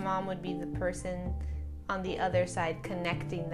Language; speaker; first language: English; native; English